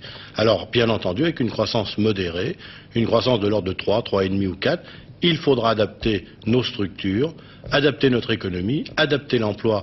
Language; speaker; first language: French; native; French